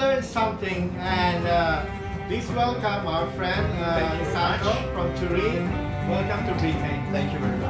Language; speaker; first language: English; non-native, fluent; Filipino